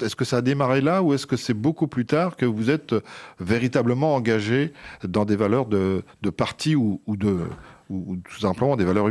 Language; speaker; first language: French; native; French